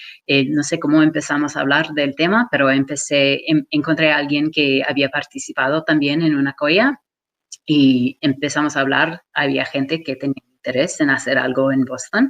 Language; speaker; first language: Spanish; non-native, fluent; English